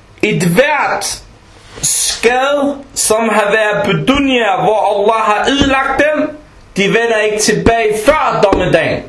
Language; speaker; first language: Danish; non-native, local second language; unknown